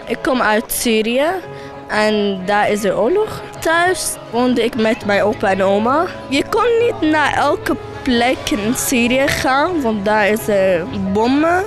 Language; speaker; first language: Dutch; early bilingual, other home language; Arabic